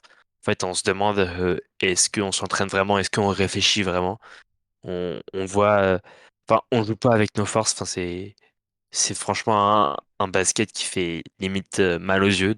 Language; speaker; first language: French; native; French